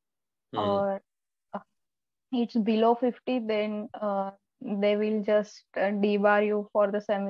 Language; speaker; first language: English; non-native, local second language; Marathi